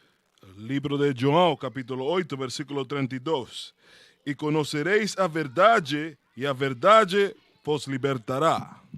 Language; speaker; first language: Portuguese; non-native, learner; Spanish